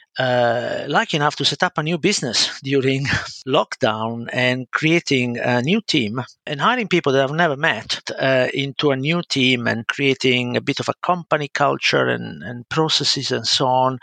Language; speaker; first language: English; non-native, fluent; Italian